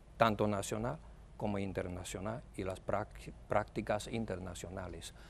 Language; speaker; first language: Spanish; non-native, fluent; Chinese